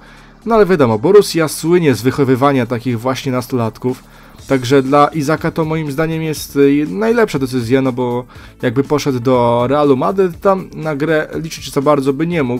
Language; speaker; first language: Polish; native; Polish